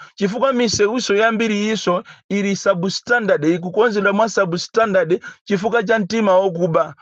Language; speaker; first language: Nyanja; native; Nyanja